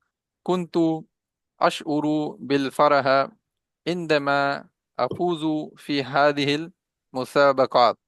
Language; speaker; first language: Arabic; non-native, learner; Urdu